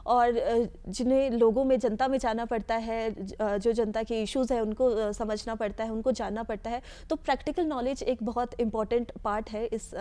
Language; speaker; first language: Hindi; native; Hindi